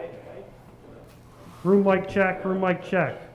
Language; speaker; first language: English; native; English